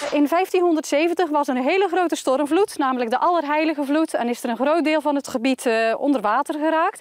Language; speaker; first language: Dutch; native; Dutch